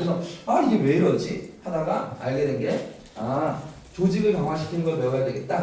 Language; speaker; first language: Korean; native; Korean